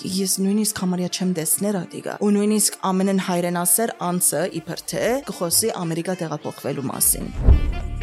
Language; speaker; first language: Armenian; early bilingual, heritage; Armenian